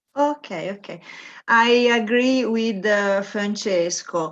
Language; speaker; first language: English; non-native, learner; Italian